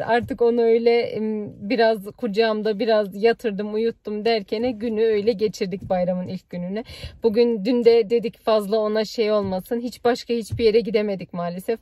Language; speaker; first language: Turkish; early bilingual, heritage; Turkish